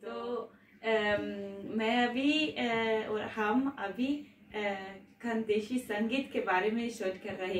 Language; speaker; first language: Hindi; non-native, learner; Italian